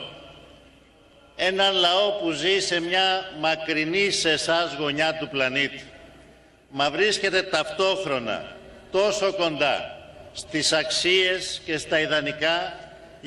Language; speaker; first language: Greek; native; Greek